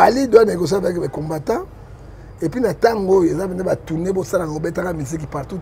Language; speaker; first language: French; non-native, local second language; Lingala